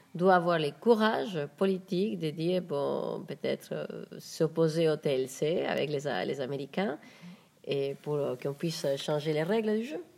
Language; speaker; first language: French; non-native, fluent; Spanish